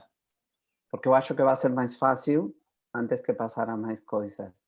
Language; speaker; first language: Portuguese; non-native, fluent; Spanish